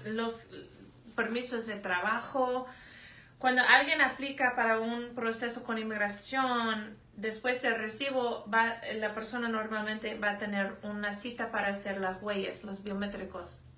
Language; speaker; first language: Spanish; non-native, fluent; English